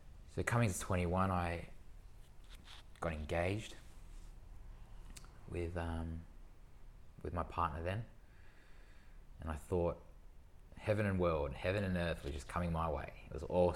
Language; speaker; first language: English; native; English